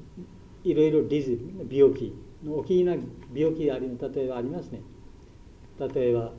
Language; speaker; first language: Japanese; non-native, learner; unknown